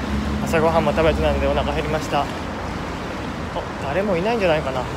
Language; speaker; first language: Japanese; native; Japanese